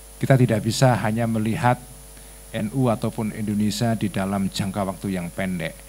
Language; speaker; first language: Indonesian; native; Indonesian